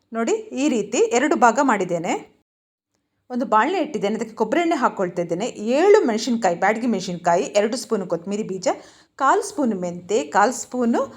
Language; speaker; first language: Kannada; non-native, local second language; Tulu